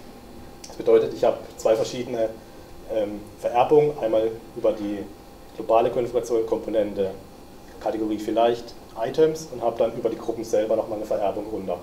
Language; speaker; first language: German; native; German